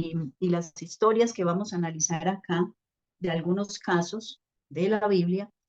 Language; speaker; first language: Spanish; native; Spanish